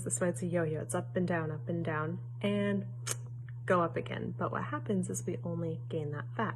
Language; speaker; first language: English; native; English